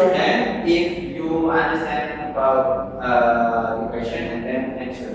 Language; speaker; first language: English; non-native, local second language; Indonesian